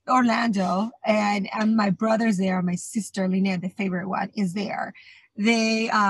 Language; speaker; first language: English; non-native, fluent; Spanish